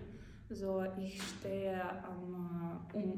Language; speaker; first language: German; non-native, learner; Ukrainian